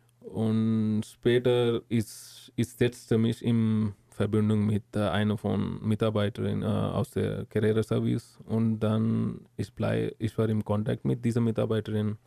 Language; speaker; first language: German; non-native, learner; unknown